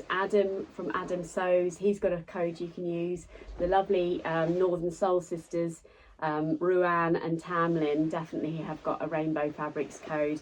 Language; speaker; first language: English; native; English